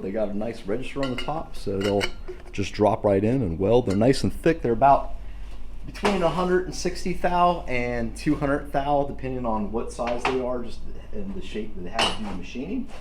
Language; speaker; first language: English; native; English